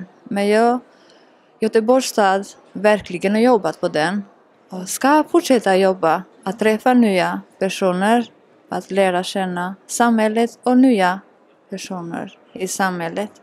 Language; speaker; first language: Swedish; non-native, learner; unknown